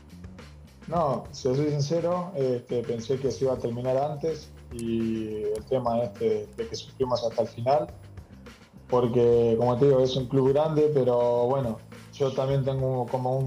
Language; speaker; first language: Spanish; native; Spanish